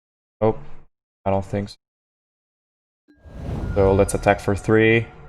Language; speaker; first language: English; non-native, fluent; French